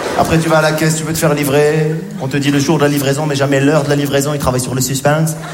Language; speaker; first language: French; native; French